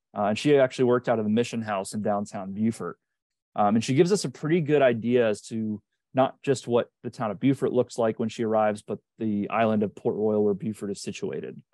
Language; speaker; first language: English; native; English